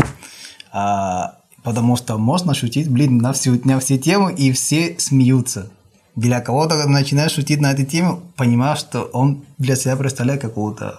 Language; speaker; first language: Russian; non-native, fluent; Spanish